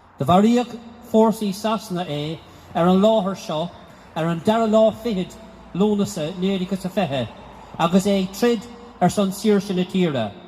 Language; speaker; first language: Irish; non-native, local second language; English